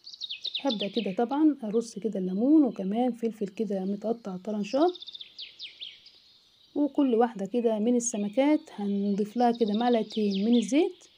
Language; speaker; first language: Arabic; native; Arabic